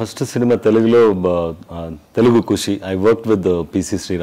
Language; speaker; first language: Telugu; non-native, learner; Tamil